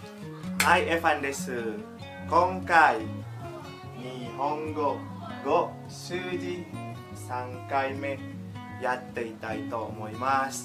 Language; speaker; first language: Japanese; non-native, fluent; Indonesian